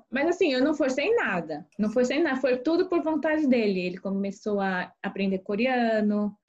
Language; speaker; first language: Portuguese; early bilingual, other home language; Korean